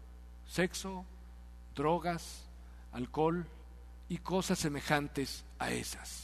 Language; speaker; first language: Spanish; native; Spanish